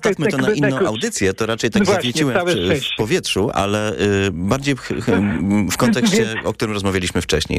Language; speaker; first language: Polish; native; Polish